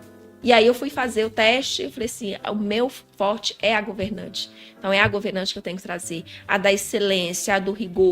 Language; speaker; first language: Portuguese; native; Portuguese